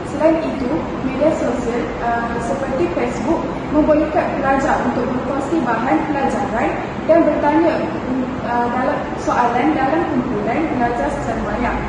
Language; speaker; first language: Malay; native; Malay